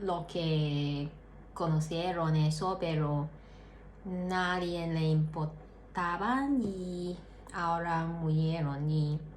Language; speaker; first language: Spanish; non-native, learner; Cantonese